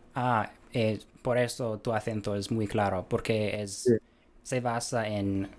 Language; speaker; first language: Spanish; non-native, fluent; English